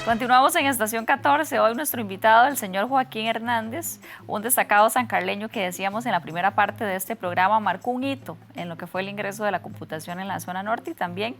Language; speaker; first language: Spanish; native; Spanish